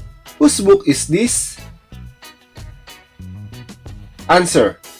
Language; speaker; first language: English; non-native, local second language; Filipino